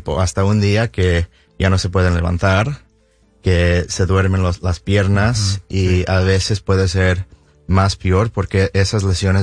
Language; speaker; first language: Spanish; early bilingual, heritage; Spanish